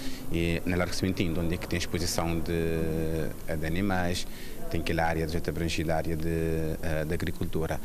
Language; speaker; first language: Portuguese; non-native, local second language; Kabuverdianu